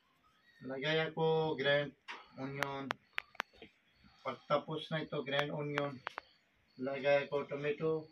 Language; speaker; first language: Filipino; non-native, learner; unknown